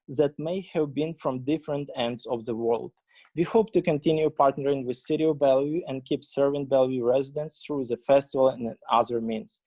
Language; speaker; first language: English; non-native, fluent; Ukrainian